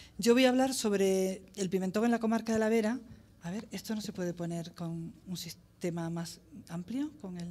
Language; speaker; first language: Spanish; native; Spanish